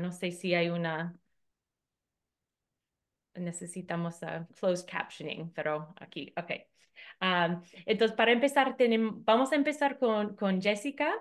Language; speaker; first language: Spanish; non-native, fluent; English